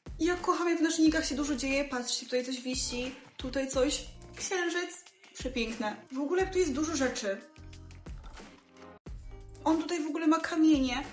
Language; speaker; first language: Polish; native; Polish